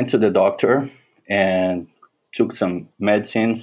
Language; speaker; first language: English; non-native, fluent; Portuguese